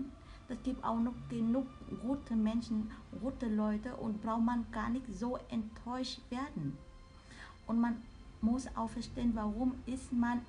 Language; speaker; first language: German; non-native, learner; Vietnamese